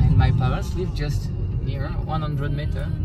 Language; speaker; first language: English; non-native, learner; French